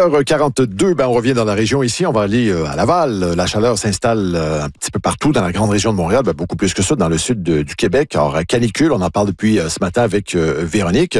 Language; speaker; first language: French; native; French